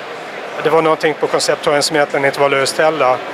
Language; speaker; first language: Swedish; native; Swedish